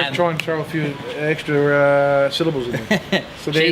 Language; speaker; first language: English; native; English